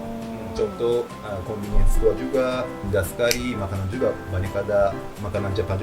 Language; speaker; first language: Indonesian; non-native, learner; Japanese